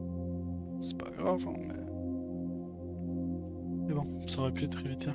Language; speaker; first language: French; native; French